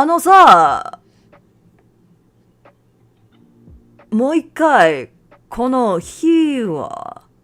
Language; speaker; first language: Japanese; non-native, learner; English